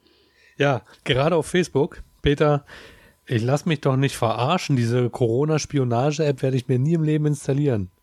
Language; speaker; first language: German; native; German